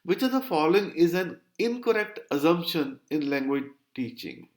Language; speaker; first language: English; non-native, local second language; Punjabi